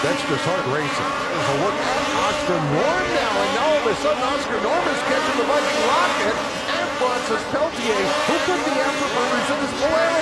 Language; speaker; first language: English; native; English